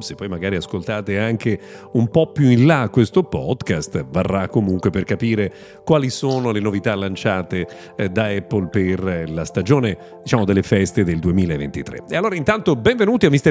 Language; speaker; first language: Italian; native; Italian